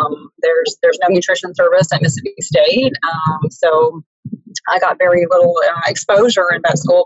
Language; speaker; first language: English; native; English